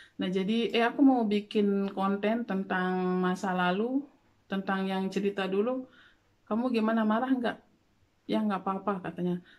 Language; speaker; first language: Indonesian; native; Indonesian